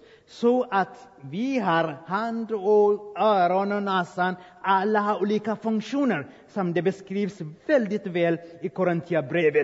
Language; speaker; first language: Swedish; non-native, fluent; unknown